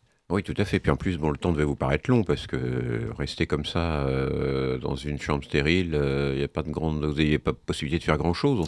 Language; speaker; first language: French; native; French